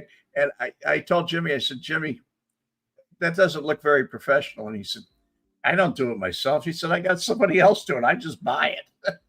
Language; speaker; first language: English; native; English